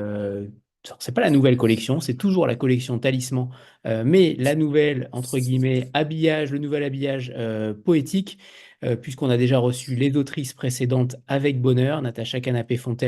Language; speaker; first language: French; native; French